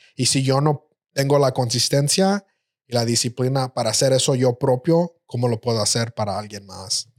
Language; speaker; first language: Spanish; early bilingual, heritage; Spanish